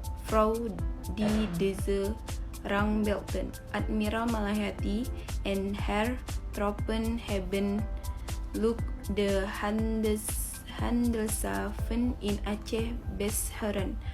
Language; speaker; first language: Dutch; non-native, learner; Indonesian